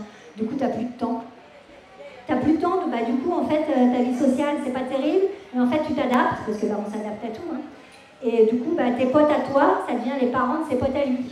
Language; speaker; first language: French; native; French